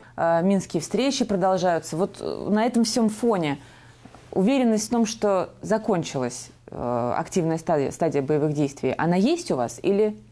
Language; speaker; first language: Russian; non-native, local second language; Georgian